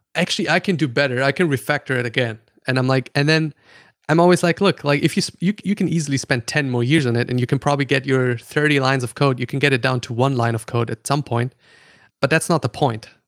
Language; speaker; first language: English; non-native, fluent; German